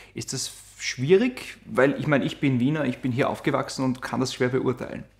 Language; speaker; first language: German; native; German